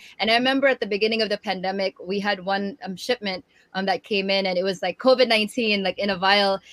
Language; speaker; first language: English; early bilingual, other home language; Waray